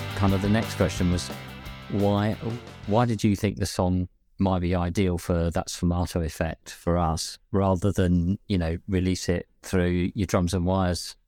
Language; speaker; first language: English; native; English